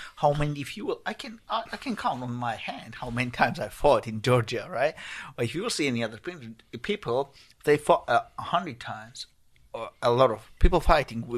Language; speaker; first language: English; non-native, learner; Georgian